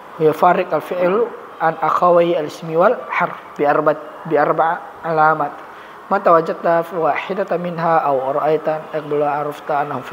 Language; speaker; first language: Arabic; non-native, fluent; Indonesian